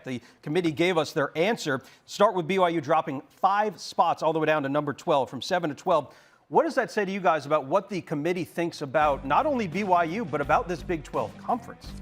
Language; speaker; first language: English; native; English